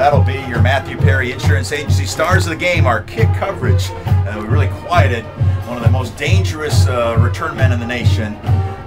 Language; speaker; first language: English; native; English